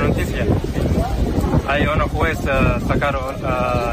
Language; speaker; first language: Spanish; non-native, learner; Arabic